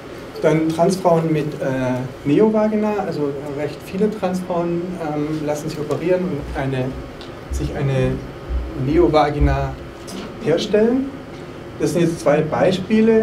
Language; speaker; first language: German; native; German